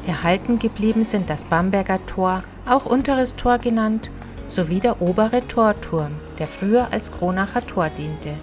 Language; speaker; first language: German; native; German